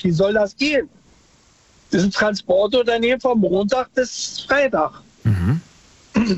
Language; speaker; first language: German; native; German